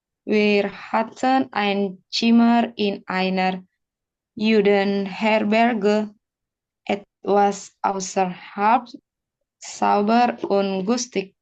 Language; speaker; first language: German; non-native, learner; Indonesian